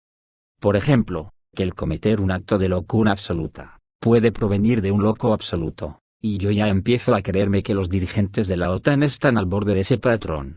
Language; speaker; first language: Spanish; native; Spanish